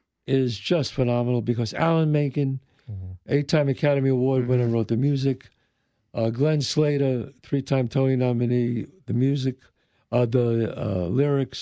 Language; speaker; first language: English; native; English